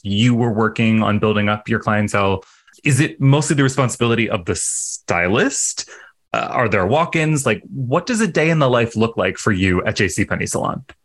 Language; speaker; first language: English; native; English